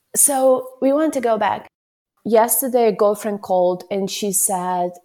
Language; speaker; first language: English; non-native, fluent; Ukrainian